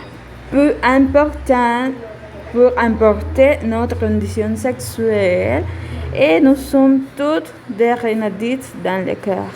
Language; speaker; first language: French; non-native, learner; Spanish